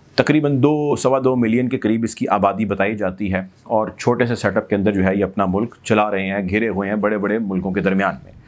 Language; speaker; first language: Urdu; native; Urdu